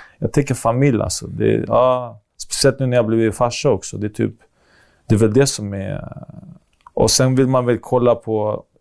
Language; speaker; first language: Swedish; early bilingual, other home language; Greek